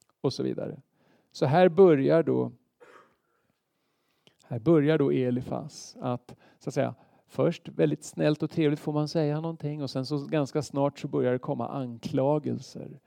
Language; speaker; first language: Swedish; native; Swedish